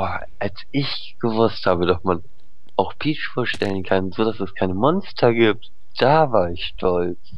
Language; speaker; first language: German; native; German